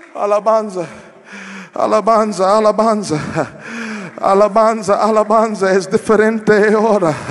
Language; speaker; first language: Spanish; non-native, learner; English